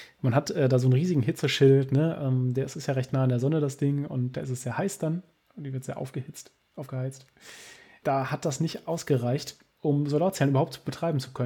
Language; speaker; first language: German; native; German